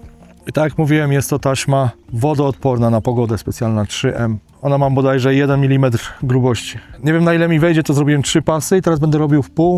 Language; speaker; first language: Polish; native; Polish